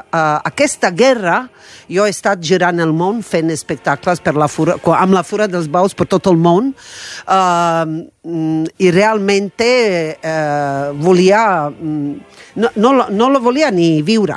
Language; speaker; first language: Catalan; non-native, fluent; Croatian